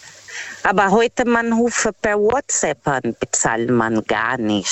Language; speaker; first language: German; non-native, fluent; Portuguese